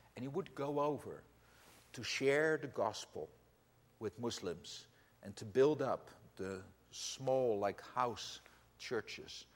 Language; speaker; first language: English; non-native, fluent; Dutch